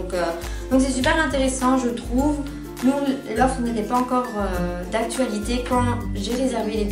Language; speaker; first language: French; native; French